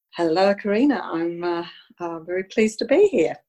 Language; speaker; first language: English; non-native, local second language; Italian